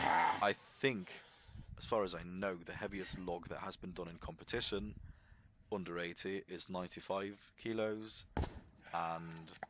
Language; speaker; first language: English; non-native, fluent; German